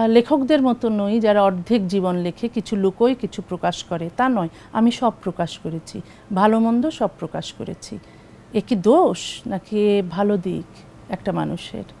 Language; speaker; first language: Bangla; native; Bangla